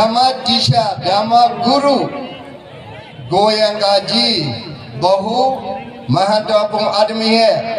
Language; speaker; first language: Hindi; non-native, learner; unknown